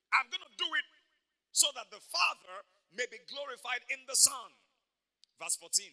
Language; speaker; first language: English; non-native, local second language; Yoruba